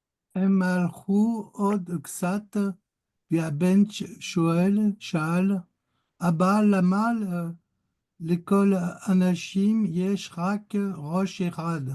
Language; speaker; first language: Hebrew; non-native, learner; French